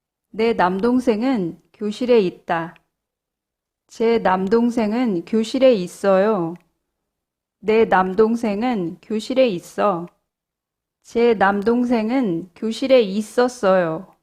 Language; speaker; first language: Korean; non-native, fluent; English